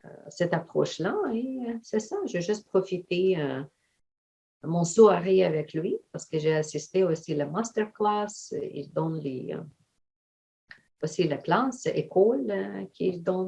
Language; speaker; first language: French; non-native, fluent; Ukrainian